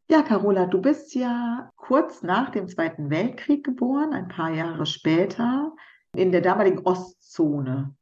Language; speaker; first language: German; native; German